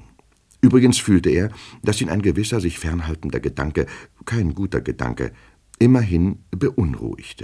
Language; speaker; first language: German; native; German